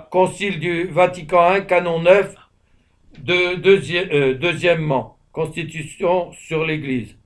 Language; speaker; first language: French; native; French